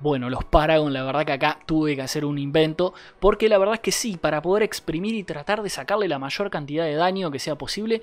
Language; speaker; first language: Spanish; native; Spanish